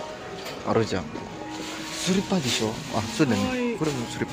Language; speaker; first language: Japanese; non-native, learner; Indonesian